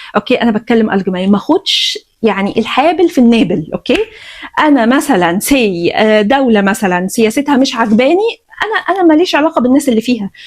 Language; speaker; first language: Egyptian Arabic; native; Egyptian Arabic